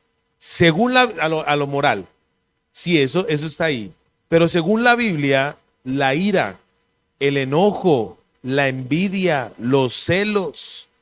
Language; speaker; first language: Spanish; native; Spanish